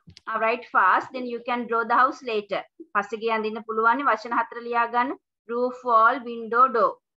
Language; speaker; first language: English; non-native, local second language; Sinhala